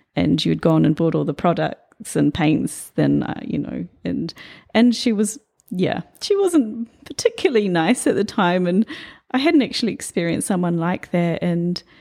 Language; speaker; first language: English; native; English